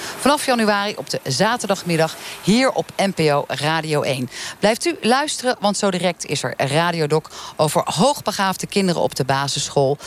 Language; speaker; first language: Dutch; native; Dutch